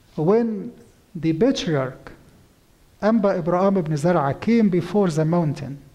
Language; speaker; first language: English; non-native, fluent; Arabic